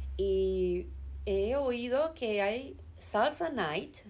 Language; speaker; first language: Spanish; early bilingual, heritage; Spanish